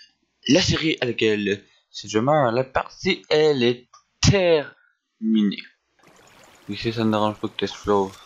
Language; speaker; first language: French; native; French